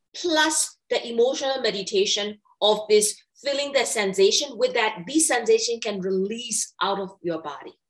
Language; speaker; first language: English; non-native, fluent; Burmese